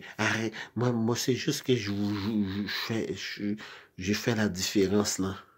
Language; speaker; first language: French; non-native, local second language; Haitian Creole